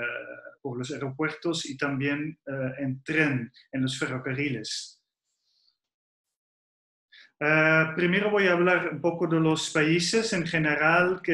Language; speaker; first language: Spanish; non-native, fluent; Dutch